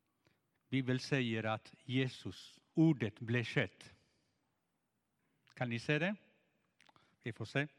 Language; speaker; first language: Swedish; non-native, fluent; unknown